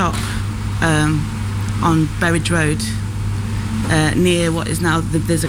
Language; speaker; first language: English; native; English